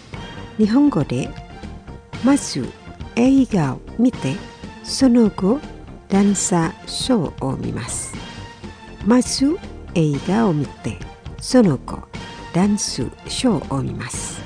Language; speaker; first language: Japanese; non-native, fluent; Indonesian